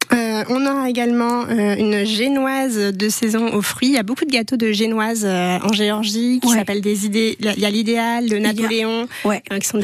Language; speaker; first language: French; native; French